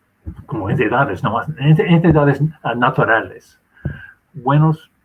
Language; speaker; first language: Spanish; non-native, fluent; English